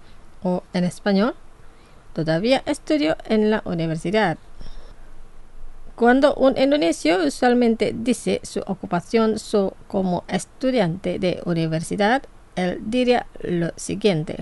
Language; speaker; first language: Spanish; non-native, fluent; Indonesian